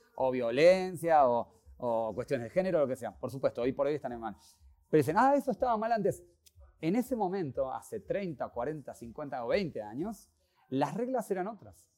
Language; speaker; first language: Spanish; native; Spanish